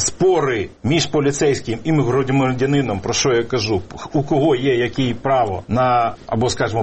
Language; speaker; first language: Ukrainian; native; Ukrainian